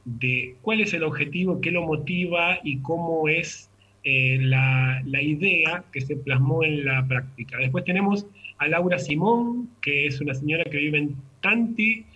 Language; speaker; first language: Spanish; native; Spanish